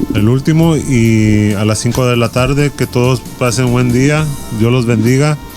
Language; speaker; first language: Spanish; early bilingual, heritage; Spanish